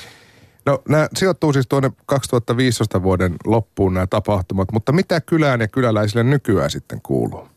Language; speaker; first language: Finnish; native; Finnish